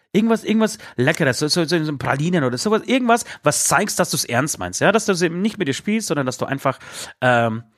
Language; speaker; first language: German; early bilingual, other home language; Polish